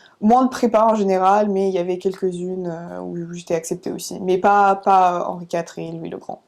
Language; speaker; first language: French; early bilingual, other home language; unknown